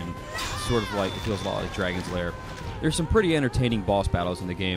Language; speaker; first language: English; native; English